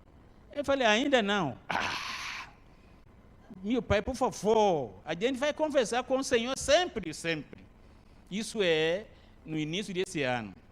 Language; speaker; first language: Portuguese; non-native, learner; Arabic